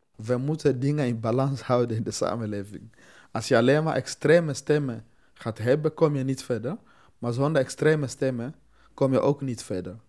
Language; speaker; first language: Dutch; non-native, fluent; Swahili